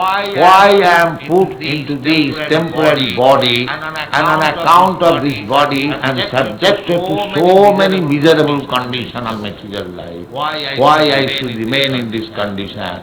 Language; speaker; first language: English; non-native, local second language; Bangla